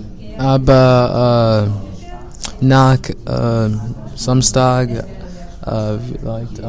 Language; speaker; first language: German; non-native, learner; English